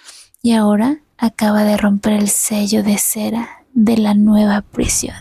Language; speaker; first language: Spanish; native; Spanish